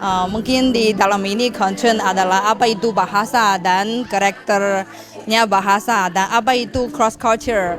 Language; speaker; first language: Indonesian; non-native, fluent; Chinese